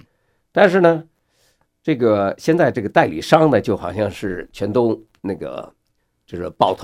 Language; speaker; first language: Chinese; native; Chinese